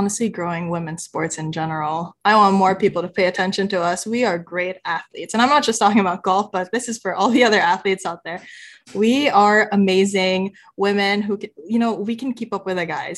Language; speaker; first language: English; non-native, local second language; Filipino